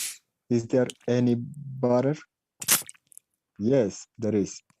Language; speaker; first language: English; non-native, learner; Spanish